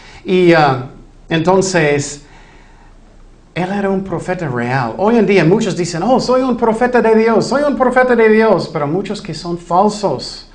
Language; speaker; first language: Spanish; non-native, fluent; English